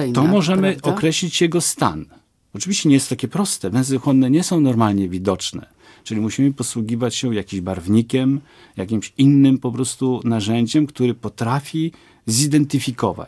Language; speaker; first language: Polish; native; Polish